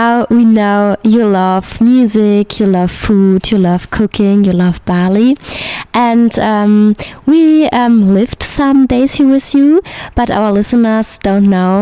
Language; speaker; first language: English; non-native, fluent; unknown